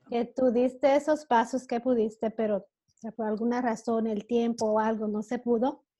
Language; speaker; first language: Spanish; native; Spanish